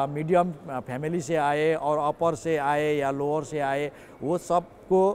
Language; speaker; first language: Hindi; non-native, local second language; Nepali